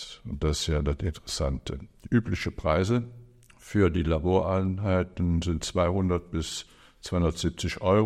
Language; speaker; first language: German; native; German